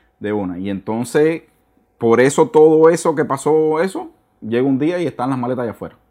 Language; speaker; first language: Spanish; native; Spanish